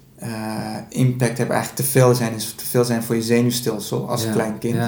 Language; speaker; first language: Dutch; early bilingual, other home language; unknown